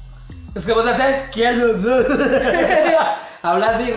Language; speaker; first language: Spanish; native; Spanish